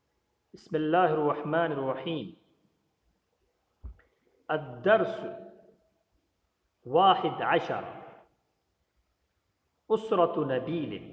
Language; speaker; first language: Arabic; non-native, fluent; Urdu